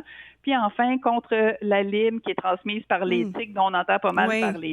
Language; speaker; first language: French; native; French